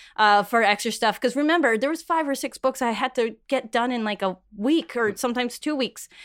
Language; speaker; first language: English; early bilingual, other home language; Spanish